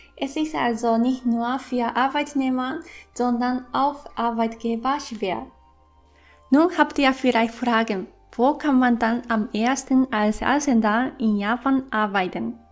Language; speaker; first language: German; non-native, fluent; Japanese